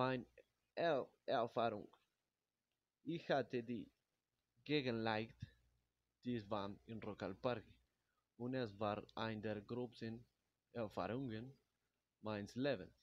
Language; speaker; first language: German; non-native, learner; Spanish